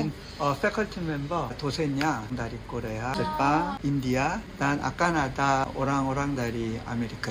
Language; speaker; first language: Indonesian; non-native, learner; Korean